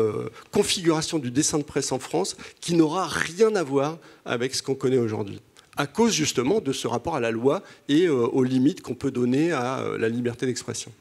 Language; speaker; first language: French; native; French